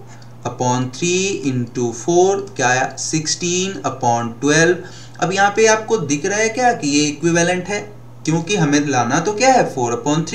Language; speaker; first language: Hindi; native; Hindi